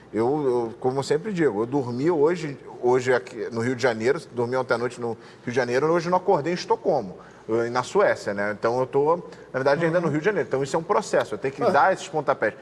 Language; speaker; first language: Portuguese; native; Portuguese